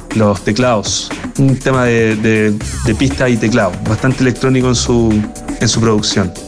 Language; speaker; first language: Spanish; native; Spanish